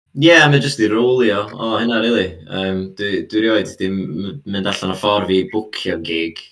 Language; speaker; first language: Welsh; native; Welsh